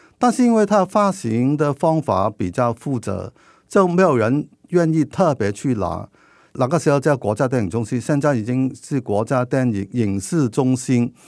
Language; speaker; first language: Chinese; non-native, local second language; Cantonese